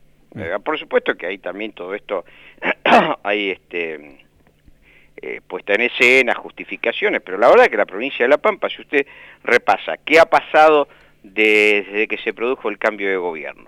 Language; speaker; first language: Spanish; native; Spanish